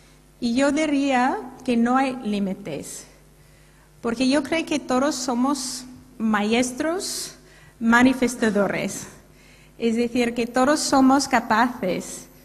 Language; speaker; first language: Spanish; non-native, fluent; English